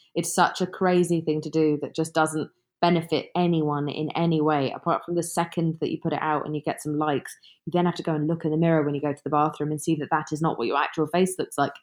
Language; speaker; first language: English; native; English